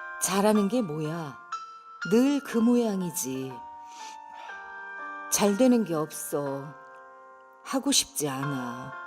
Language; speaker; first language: Korean; native; Korean